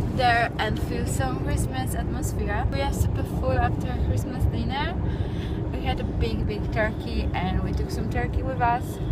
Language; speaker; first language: English; non-native, fluent; Polish